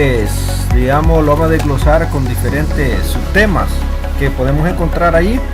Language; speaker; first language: Spanish; native; Spanish